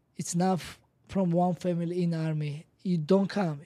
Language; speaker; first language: English; non-native, learner; Georgian